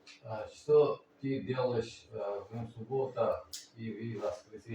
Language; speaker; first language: Russian; non-native, learner; Uzbek